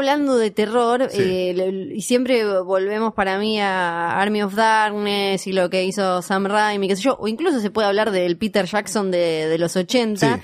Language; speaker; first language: Spanish; native; Spanish